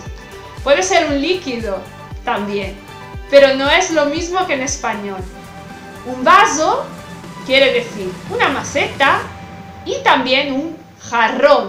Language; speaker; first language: Spanish; non-native, fluent; Italian